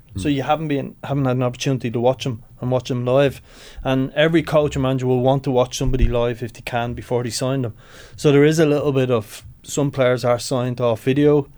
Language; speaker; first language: English; native; English